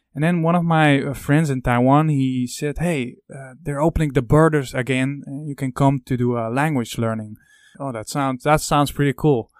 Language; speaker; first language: English; non-native, fluent; Dutch